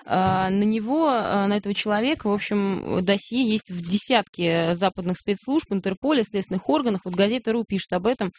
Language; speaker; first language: Russian; native; Russian